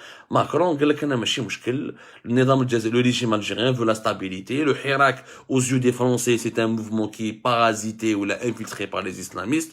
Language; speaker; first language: French; non-native, local second language; Arabic